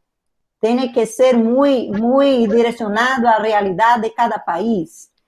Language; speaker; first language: Spanish; non-native, learner; Portuguese